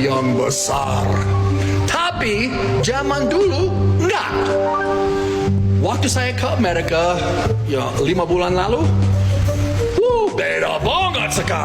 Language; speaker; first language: Indonesian; non-native, fluent; English